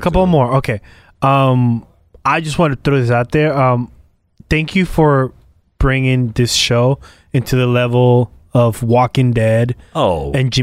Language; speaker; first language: English; native; English